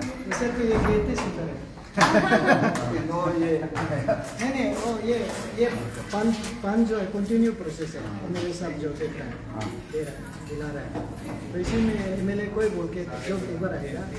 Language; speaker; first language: Hindi; non-native, local second language; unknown